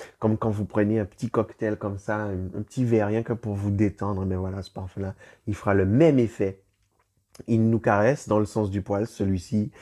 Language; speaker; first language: French; native; French